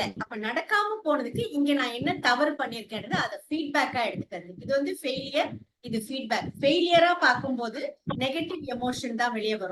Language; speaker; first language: Tamil; native; Tamil